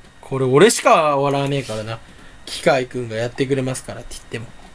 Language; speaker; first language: Japanese; native; Japanese